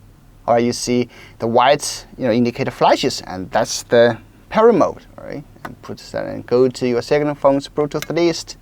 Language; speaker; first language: English; non-native, local second language; Chinese